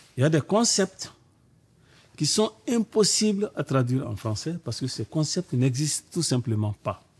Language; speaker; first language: French; non-native, local second language; Bambara